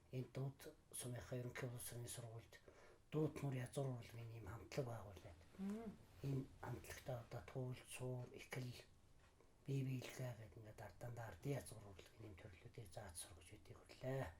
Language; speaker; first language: Mongolian; native; Mongolian